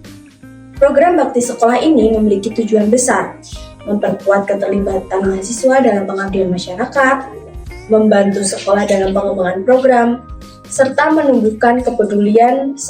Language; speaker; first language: Indonesian; native; Indonesian